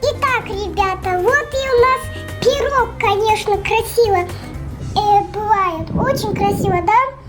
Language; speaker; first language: Russian; early bilingual, heritage; Russian